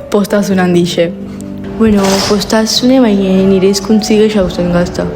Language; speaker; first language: Basque; early bilingual, other home language; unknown